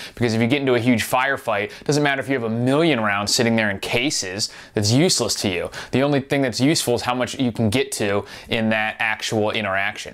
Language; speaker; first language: English; native; English